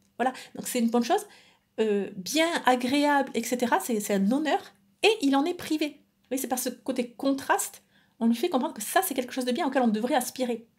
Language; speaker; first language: French; native; French